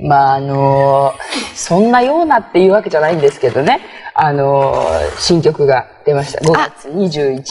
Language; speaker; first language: Japanese; native; Japanese